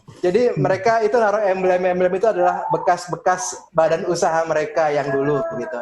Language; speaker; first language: Indonesian; native; Indonesian